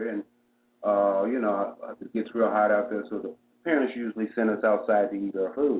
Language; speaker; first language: English; native; English